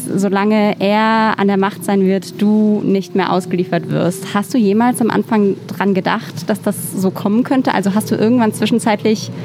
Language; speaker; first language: German; native; German